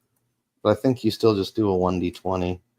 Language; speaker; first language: English; native; English